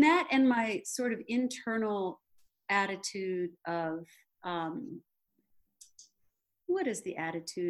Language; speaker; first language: English; native; English